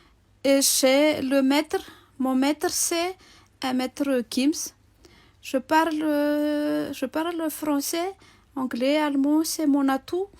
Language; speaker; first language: French; non-native, local second language; Malagasy